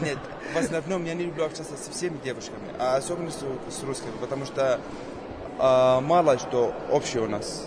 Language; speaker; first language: Russian; non-native, fluent; Arabic